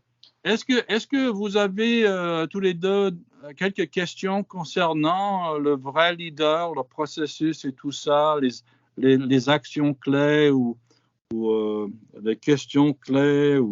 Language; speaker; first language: French; non-native, fluent; English